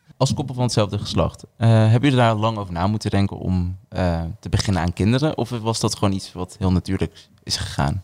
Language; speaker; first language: Dutch; native; Dutch